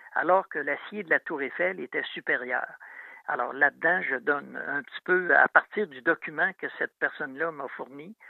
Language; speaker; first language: French; native; French